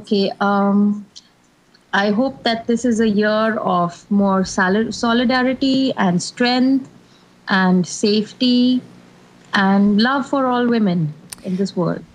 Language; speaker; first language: English; non-native, local second language; Hindi